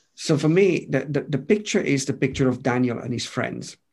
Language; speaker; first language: English; non-native, fluent; Romanian